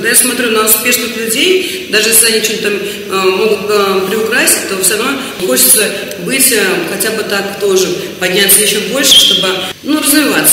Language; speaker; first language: Russian; native; Russian